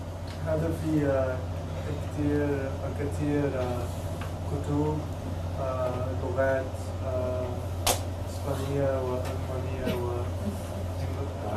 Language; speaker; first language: Arabic; non-native, learner; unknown